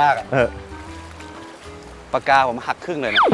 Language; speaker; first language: Thai; native; Thai